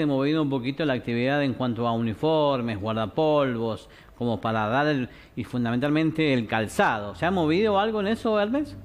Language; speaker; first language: Spanish; native; Spanish